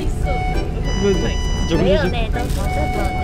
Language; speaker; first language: Chinese; non-native, fluent; Korean